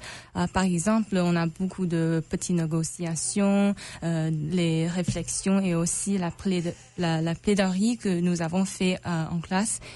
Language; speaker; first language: French; non-native, local second language; English